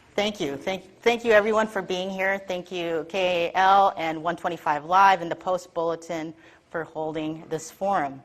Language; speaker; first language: English; native; English